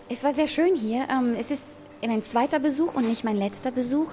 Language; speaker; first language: German; native; German